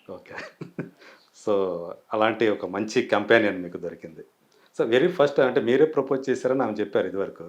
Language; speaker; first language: Telugu; native; Telugu